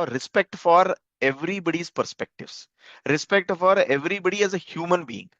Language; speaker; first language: English; non-native, local second language; Kannada